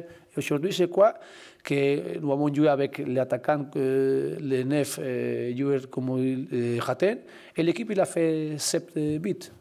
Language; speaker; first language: French; non-native, learner; Spanish